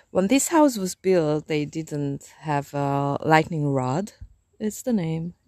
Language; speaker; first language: English; non-native, fluent; Romanian